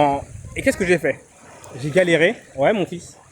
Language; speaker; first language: French; native; French